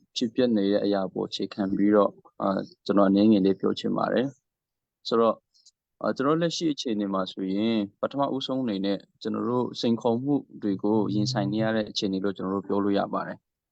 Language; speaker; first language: Burmese; non-native, local second language; Hakha Chin